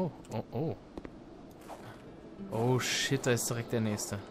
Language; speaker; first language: German; native; German